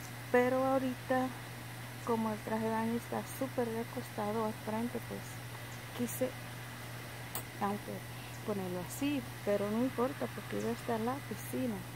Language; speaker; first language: Spanish; native; Spanish